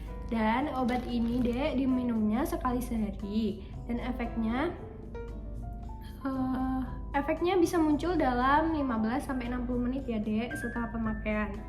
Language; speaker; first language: Indonesian; native; Indonesian